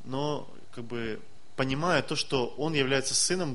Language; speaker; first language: Russian; native; Russian